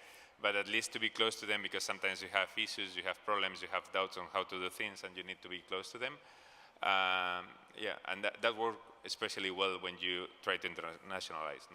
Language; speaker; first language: English; non-native, fluent; Spanish